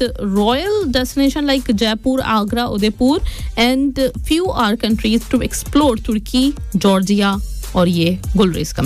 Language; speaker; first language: Hindi; native; Hindi